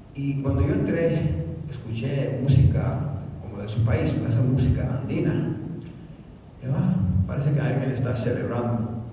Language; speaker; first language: Spanish; early bilingual, other home language; English